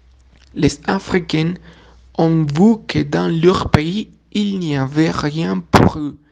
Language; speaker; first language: French; non-native, learner; Spanish